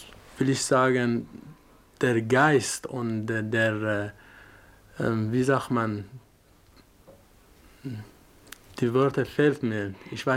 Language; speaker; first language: German; non-native, fluent; Persian